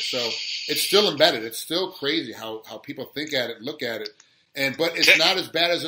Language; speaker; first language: English; native; English